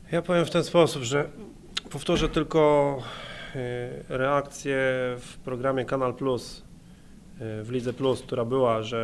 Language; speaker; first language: Polish; native; Polish